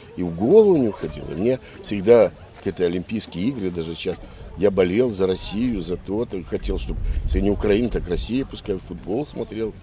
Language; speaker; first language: Russian; native; Russian